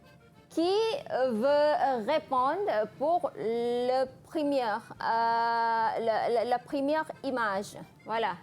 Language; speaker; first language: French; non-native, fluent; Malay